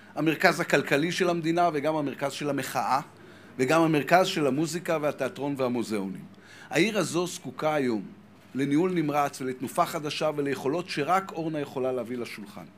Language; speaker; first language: Hebrew; native; Hebrew